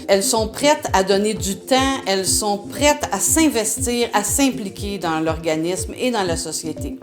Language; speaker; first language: French; native; French